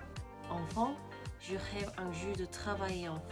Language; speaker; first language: French; non-native, learner; Korean